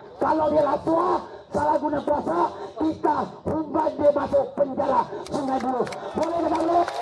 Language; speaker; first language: Malay; non-native, local second language; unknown